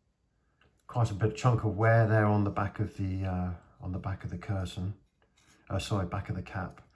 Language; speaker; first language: English; native; English